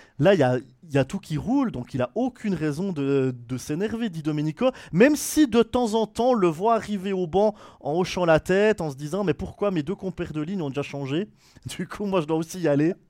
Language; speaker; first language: French; native; French